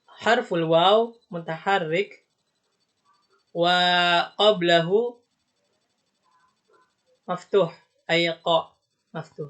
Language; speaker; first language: Arabic; non-native, learner; Indonesian